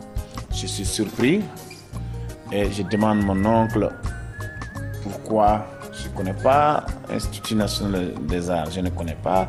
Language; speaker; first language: French; non-native, local second language; Bambara